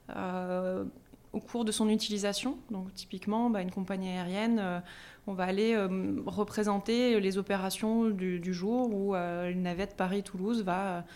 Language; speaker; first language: French; native; French